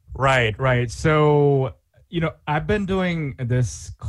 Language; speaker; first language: English; non-native, fluent; Korean